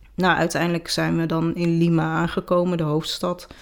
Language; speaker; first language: Dutch; native; Dutch